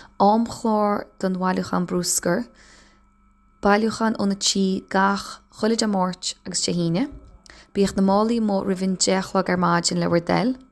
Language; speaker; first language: Irish; native; Irish